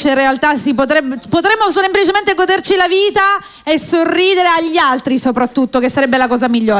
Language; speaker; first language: Italian; native; Italian